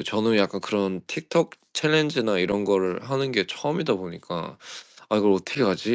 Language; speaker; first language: Korean; early bilingual, heritage; Korean